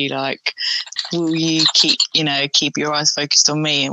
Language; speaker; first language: English; native; English